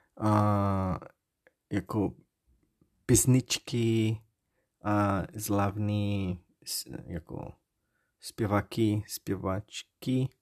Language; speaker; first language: Czech; non-native, learner; Portuguese